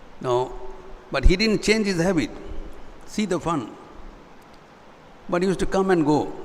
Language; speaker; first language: English; non-native, local second language; Hindi